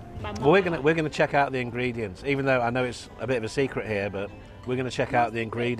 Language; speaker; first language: English; native; English